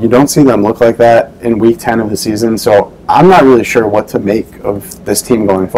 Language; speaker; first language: English; native; English